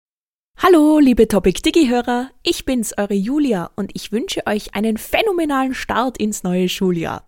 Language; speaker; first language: German; native; German